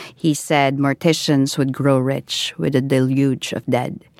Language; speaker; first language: English; non-native, local second language; Filipino